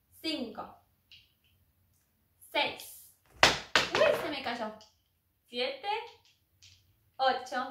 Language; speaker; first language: Spanish; native; Spanish